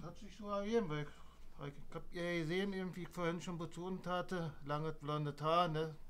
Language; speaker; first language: German; native; German